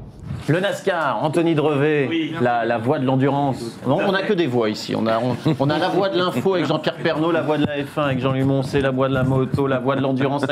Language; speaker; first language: French; native; French